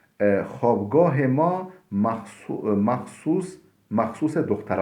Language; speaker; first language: Persian; non-native, fluent; Turkish